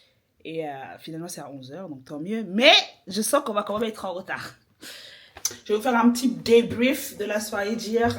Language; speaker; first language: French; native; French